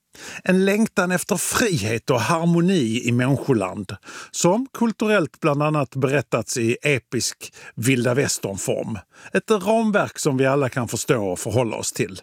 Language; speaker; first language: Swedish; native; Swedish